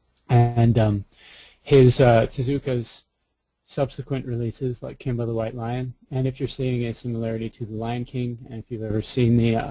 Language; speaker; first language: English; native; English